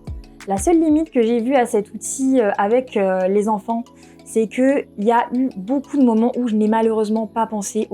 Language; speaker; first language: French; native; French